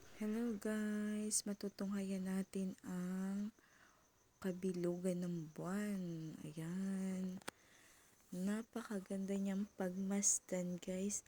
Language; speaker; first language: Filipino; non-native, local second language; Bikol